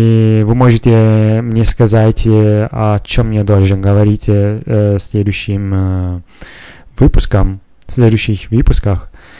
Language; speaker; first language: Russian; non-native, fluent; Italian